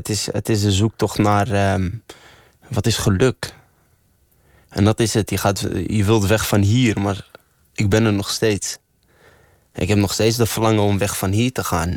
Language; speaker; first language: Dutch; early bilingual, other home language; Arabic